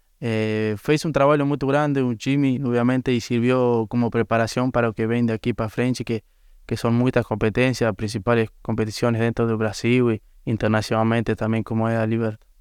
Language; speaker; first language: Portuguese; non-native, learner; Spanish